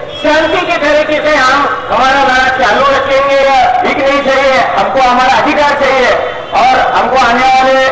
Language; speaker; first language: Hindi; non-native, local second language; Urdu